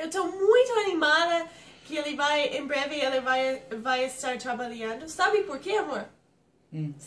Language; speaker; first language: Portuguese; non-native, fluent; English